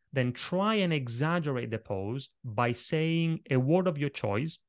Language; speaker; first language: English; non-native, fluent; Italian